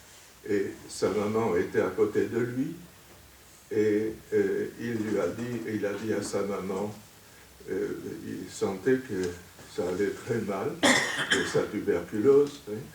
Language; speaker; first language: French; native; French